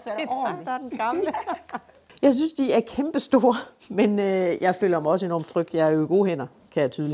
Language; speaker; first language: Danish; native; Danish